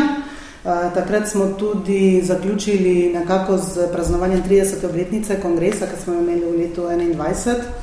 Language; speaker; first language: Slovenian; native; Slovenian